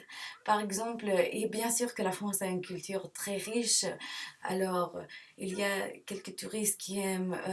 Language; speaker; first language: French; non-native, learner; English